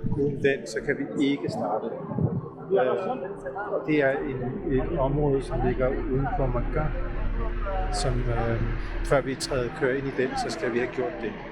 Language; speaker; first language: Danish; early bilingual, other home language; Urdu